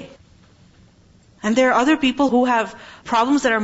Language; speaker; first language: English; non-native, local second language; Urdu